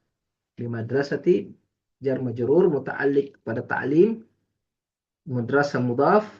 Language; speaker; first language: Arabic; non-native, fluent; Indonesian